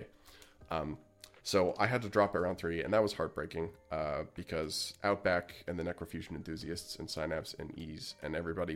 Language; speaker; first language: English; native; English